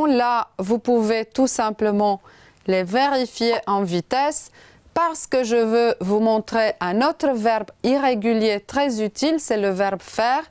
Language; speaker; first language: French; non-native, fluent; Romanian